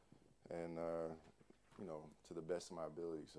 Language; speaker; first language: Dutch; non-native, learner; English